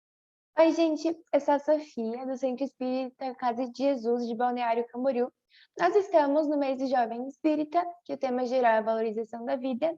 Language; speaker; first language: Portuguese; native; Portuguese